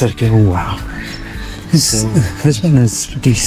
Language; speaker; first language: English; non-native, learner; Hindi